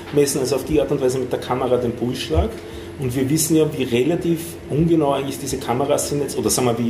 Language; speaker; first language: German; native; German